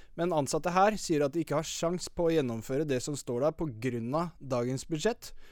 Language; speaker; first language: Norwegian; native; Norwegian